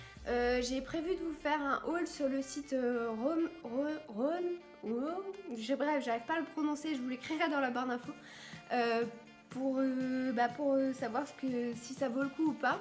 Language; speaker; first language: French; native; French